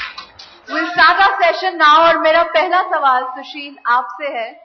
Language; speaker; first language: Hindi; native; Hindi